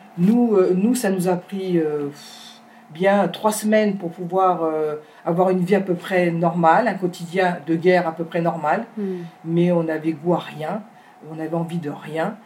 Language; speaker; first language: French; native; French